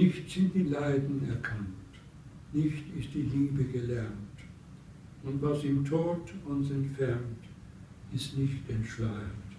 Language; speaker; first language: German; early bilingual, heritage; English